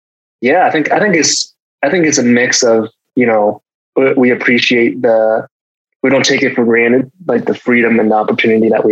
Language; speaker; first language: English; early bilingual, other home language; Chinese